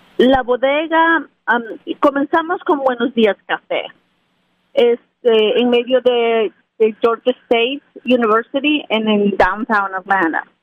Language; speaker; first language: Spanish; native; Spanish